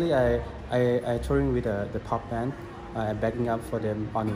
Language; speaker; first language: English; non-native, learner; Thai